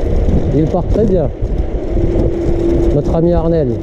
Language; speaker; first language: French; native; French